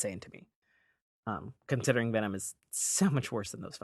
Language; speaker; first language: English; native; English